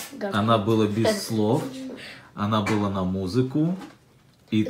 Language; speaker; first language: Russian; native; Russian